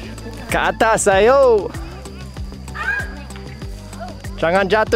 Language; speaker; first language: Indonesian; non-native, learner; English